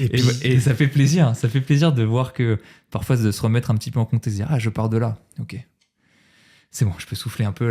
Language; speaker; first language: French; native; French